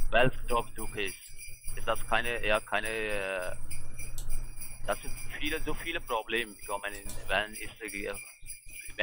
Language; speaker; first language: German; non-native, learner; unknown